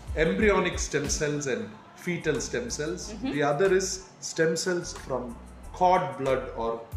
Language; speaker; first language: English; non-native, local second language; Tamil